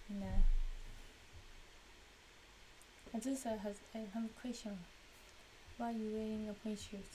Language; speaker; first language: English; non-native, learner; Japanese